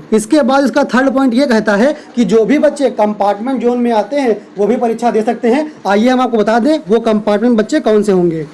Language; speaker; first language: Hindi; native; Hindi